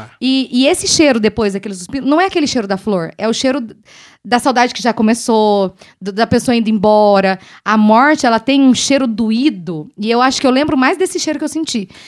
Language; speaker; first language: Portuguese; native; Portuguese